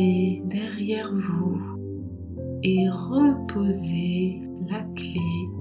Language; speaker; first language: French; native; French